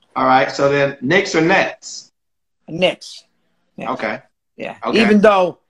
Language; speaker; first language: English; native; English